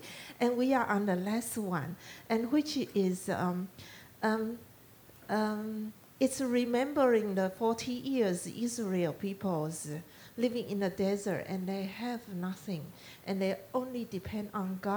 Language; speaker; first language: English; non-native, learner; Chinese